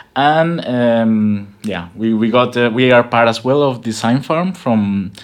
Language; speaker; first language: English; non-native, fluent; Spanish